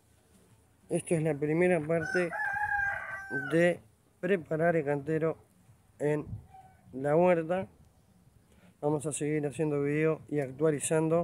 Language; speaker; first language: Spanish; native; Spanish